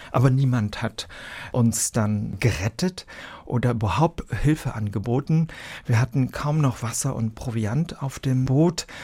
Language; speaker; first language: German; early bilingual, other home language; Vietnamese